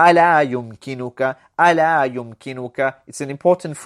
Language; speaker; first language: Arabic; non-native, fluent; English